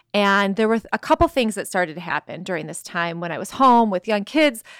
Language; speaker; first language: English; native; English